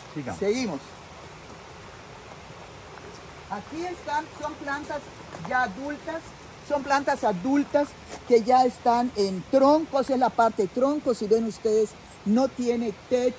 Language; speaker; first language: Spanish; native; Spanish